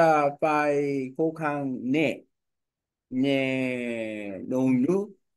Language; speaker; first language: Vietnamese; non-native, learner; Korean